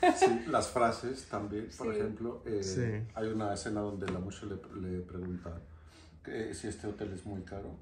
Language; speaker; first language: Spanish; native; Spanish